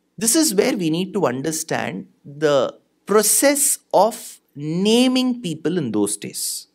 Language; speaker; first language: English; non-native, local second language; Tamil